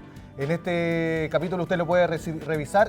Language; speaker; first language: Spanish; native; Spanish